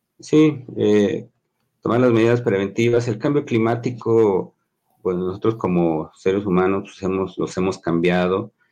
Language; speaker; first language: Spanish; native; Spanish